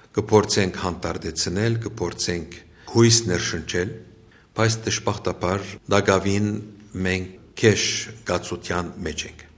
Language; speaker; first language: Armenian; early bilingual, heritage; Armenian